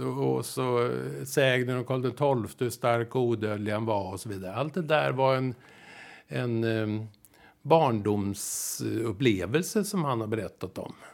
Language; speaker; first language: Swedish; native; Swedish